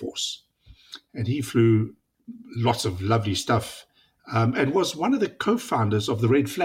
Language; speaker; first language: English; native; English